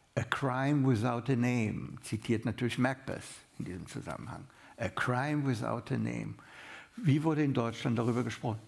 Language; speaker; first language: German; native; German